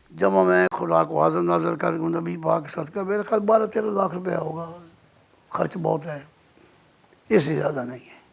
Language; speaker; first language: Urdu; non-native, local second language; Punjabi